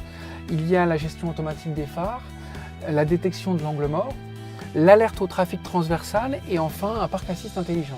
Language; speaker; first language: French; native; French